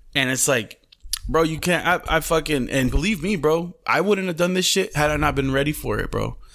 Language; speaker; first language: English; early bilingual, other home language; Spanish